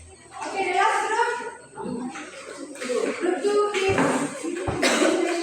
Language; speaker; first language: English; non-native, learner; Indonesian